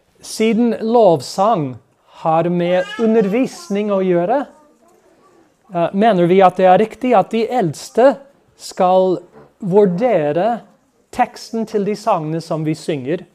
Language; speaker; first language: Norwegian; non-native, fluent; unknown